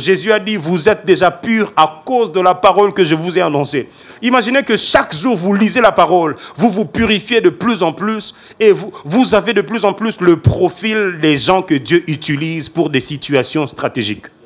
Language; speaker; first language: French; non-native, local second language; Lingala